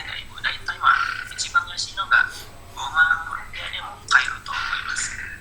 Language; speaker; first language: Japanese; non-native, learner; Indonesian